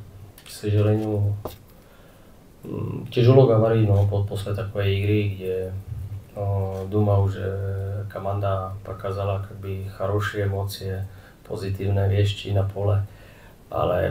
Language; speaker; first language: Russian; non-native, fluent; Czech